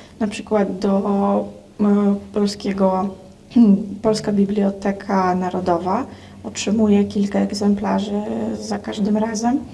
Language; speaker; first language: Polish; non-native, fluent; Russian